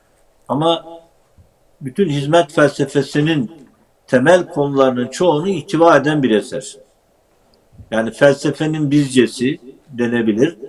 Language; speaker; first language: Turkish; native; Turkish